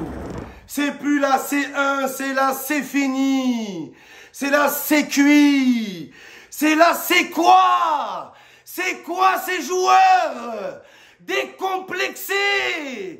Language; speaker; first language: French; native; French